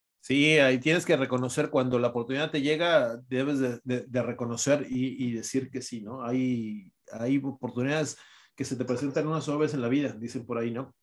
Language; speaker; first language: Spanish; native; Spanish